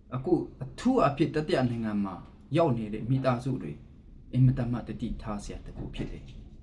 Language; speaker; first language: Burmese; non-native, local second language; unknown